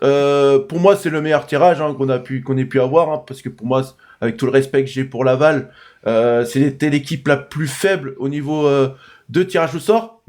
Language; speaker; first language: French; native; French